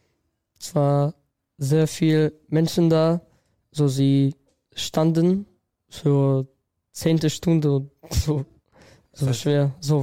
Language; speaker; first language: German; non-native, learner; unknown